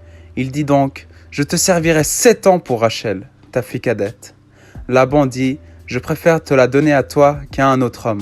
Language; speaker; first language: French; native; French